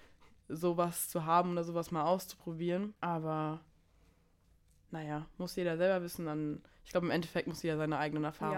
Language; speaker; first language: German; native; German